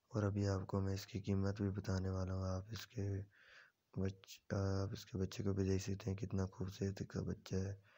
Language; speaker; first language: Urdu; non-native, local second language; Punjabi